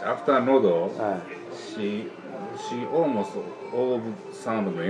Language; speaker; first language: English; non-native, learner; Japanese